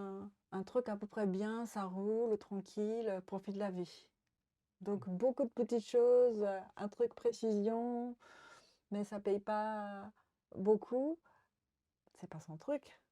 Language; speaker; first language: French; non-native, fluent; Japanese